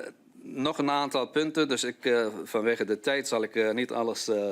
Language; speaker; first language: Dutch; non-native, fluent; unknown